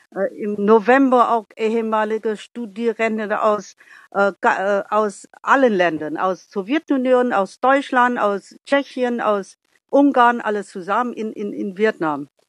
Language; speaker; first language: German; non-native, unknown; Vietnamese